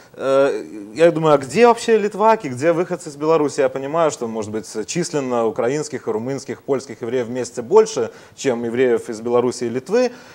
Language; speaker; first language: Russian; native; Russian